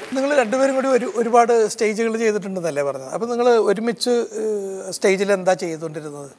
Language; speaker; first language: Malayalam; native; Malayalam